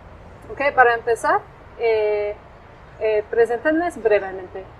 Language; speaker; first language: Spanish; non-native, fluent; English